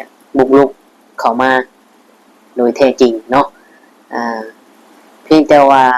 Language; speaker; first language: Thai; non-native, local second language; Lao